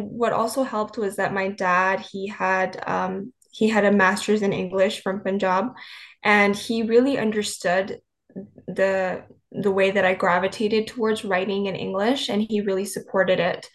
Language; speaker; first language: English; native; English